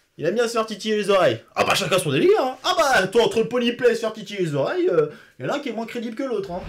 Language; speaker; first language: French; native; French